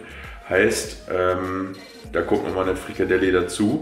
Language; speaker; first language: German; native; German